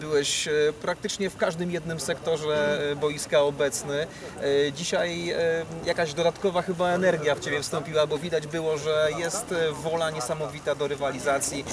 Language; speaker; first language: Polish; native; Polish